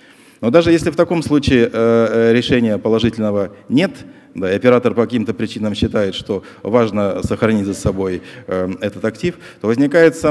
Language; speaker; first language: Russian; native; Russian